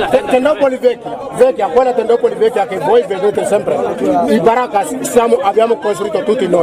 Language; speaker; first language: Italian; non-native, learner; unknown